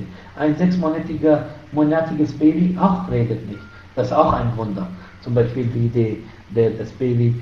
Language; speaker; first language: German; non-native, fluent; Arabic